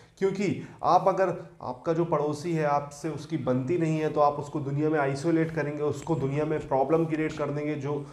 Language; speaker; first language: Hindi; native; Hindi